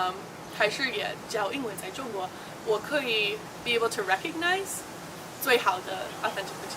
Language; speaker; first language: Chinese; non-native, fluent; English